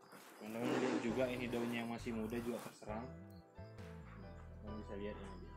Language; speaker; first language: Indonesian; native; Indonesian